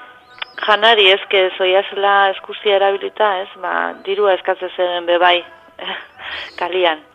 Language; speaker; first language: Basque; native; Basque